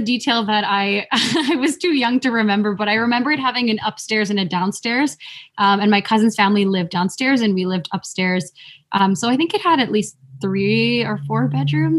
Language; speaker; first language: English; native; English